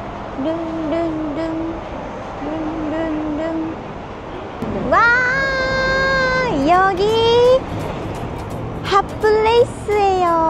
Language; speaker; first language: Korean; non-native, learner; Japanese